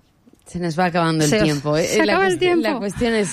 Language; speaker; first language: Spanish; native; Spanish